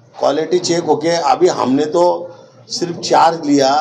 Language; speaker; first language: Hindi; non-native, local second language; Marathi